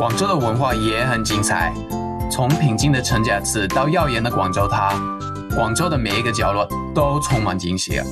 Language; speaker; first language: Chinese; non-native, fluent; English